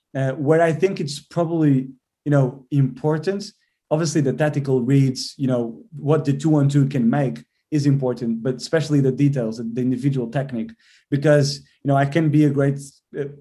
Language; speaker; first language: English; non-native, fluent; Portuguese